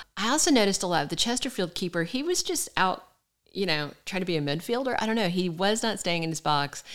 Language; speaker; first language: English; native; English